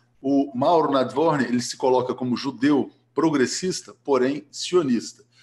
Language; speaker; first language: Portuguese; native; Portuguese